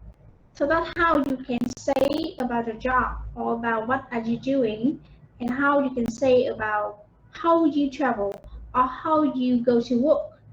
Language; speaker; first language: English; non-native, fluent; Vietnamese